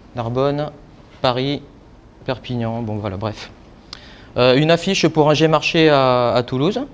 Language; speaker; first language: French; native; French